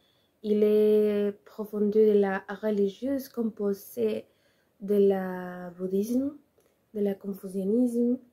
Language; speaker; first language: French; non-native, learner; Spanish